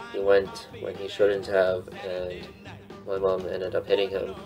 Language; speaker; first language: English; native; English